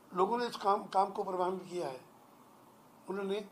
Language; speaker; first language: Hindi; non-native, local second language; Punjabi